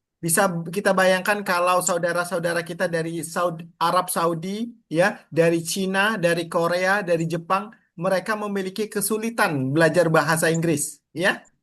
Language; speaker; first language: Indonesian; native; Indonesian